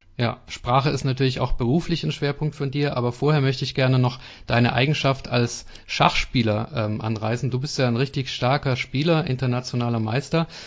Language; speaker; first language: German; native; German